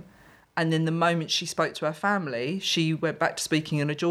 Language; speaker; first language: English; native; English